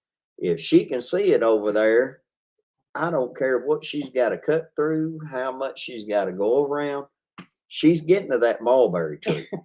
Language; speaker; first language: English; native; English